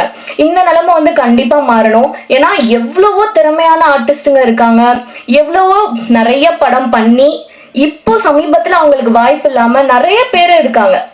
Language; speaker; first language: Tamil; native; Tamil